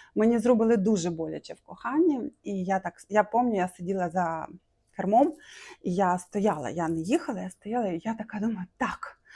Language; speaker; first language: Ukrainian; non-native, local second language; Russian